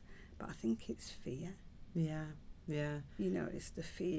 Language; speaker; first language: English; native; English